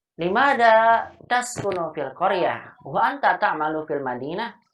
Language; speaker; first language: Arabic; non-native, fluent; Indonesian